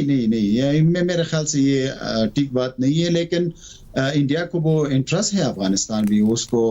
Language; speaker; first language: Hindi; non-native, fluent; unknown